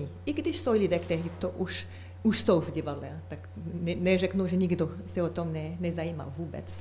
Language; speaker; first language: Czech; non-native, learner; French